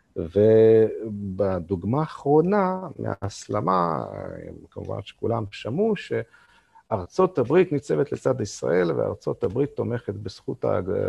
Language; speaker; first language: Hebrew; non-native, fluent; Russian